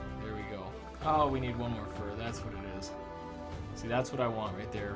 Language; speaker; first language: English; native; English